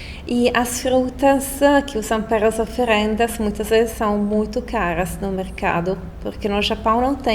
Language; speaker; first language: Portuguese; non-native, fluent; Italian